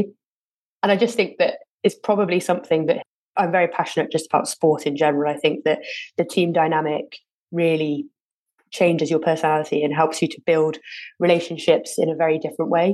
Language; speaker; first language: English; native; English